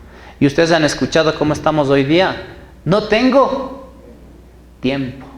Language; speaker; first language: Spanish; native; Spanish